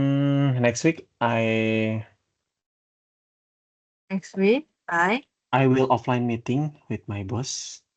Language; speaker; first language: English; non-native, learner; Indonesian